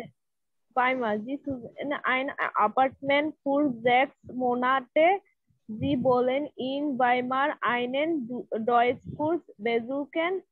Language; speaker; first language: German; non-native, learner; Bangla